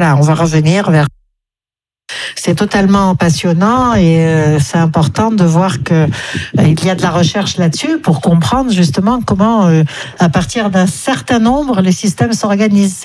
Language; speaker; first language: French; native; French